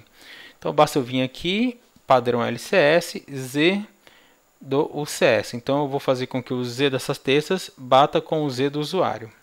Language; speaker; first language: Portuguese; native; Portuguese